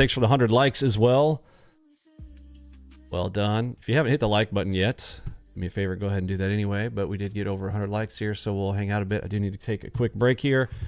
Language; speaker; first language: English; native; English